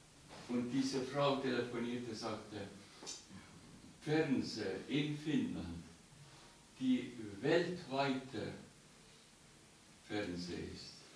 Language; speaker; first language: German; non-native, learner; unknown